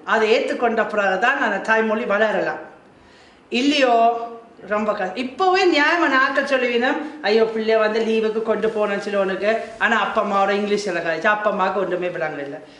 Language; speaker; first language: Tamil; non-native, fluent; German